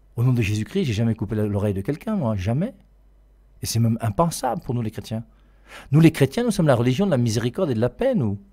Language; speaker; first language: French; native; French